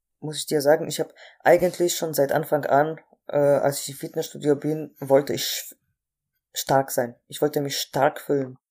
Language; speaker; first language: German; non-native, fluent; Polish